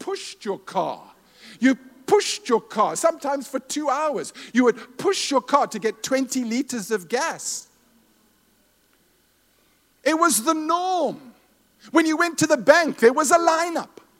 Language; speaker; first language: English; native; English